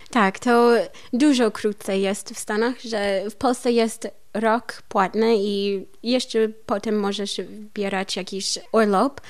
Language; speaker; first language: Polish; non-native, learner; English